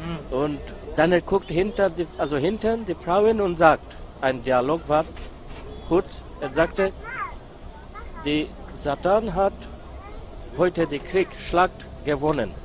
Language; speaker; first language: German; non-native, learner; Bangla